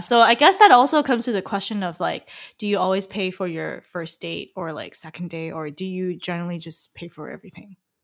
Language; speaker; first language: English; early bilingual, other home language; Chinese